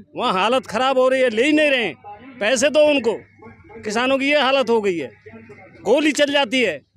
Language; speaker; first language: Hindi; native; Hindi